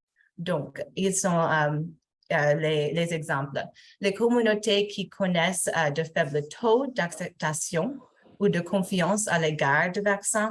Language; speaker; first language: French; non-native, fluent; English